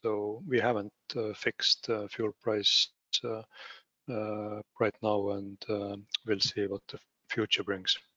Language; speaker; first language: English; non-native, fluent; Estonian